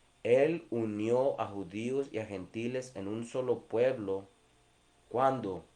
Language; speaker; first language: Spanish; early bilingual, heritage; Spanish